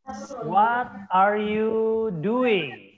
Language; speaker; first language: English; non-native, learner; Indonesian